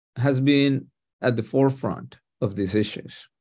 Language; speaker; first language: English; non-native, fluent; Spanish